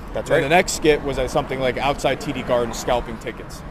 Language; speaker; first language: English; native; English